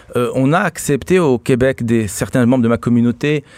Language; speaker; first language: French; non-native, local second language; Arabic